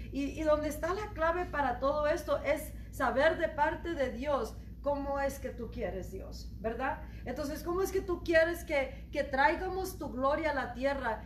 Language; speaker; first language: Spanish; early bilingual, heritage; Spanish